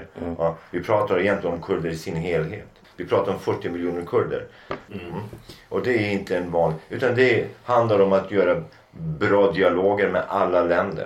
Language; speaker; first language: Swedish; non-native, fluent; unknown